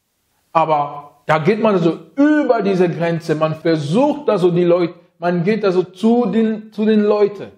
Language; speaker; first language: German; non-native, fluent; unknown